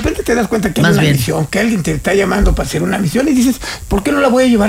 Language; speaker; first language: Spanish; native; Spanish